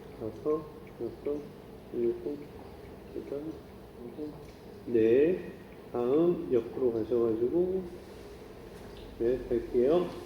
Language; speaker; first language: Korean; native; Korean